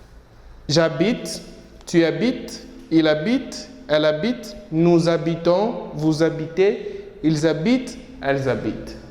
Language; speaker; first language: French; non-native, fluent; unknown